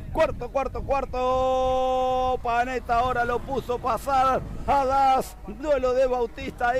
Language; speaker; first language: Spanish; native; Spanish